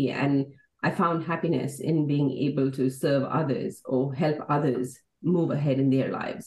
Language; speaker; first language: English; non-native, local second language; Hindi